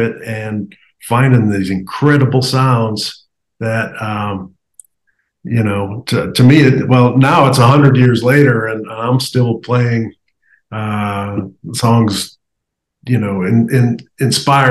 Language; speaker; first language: English; native; English